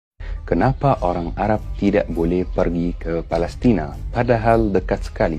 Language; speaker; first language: Indonesian; non-native, fluent; Arabic